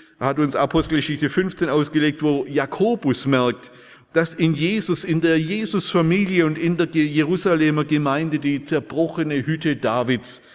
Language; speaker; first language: German; native; German